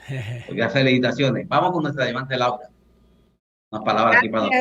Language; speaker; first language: Spanish; native; Spanish